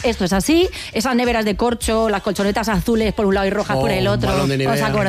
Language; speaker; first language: Spanish; native; Spanish